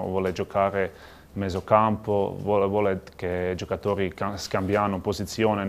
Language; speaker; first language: Italian; non-native, learner; Croatian